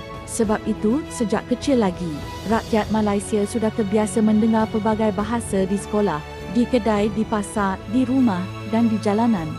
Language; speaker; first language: Malay; native; Malay